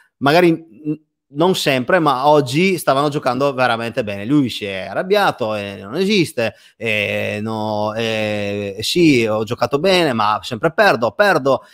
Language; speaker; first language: Italian; native; Italian